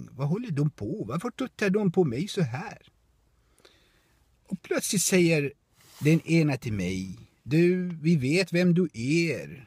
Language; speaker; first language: Swedish; non-native, fluent; Arabic